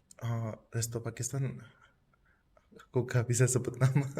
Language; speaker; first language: Indonesian; non-native, fluent; Punjabi